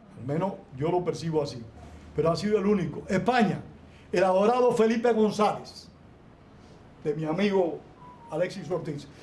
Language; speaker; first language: Spanish; native; Spanish